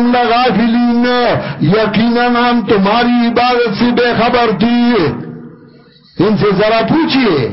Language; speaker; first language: Urdu; non-native, local second language; Pashto